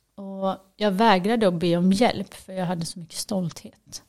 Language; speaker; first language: Swedish; early bilingual, other home language; Portuguese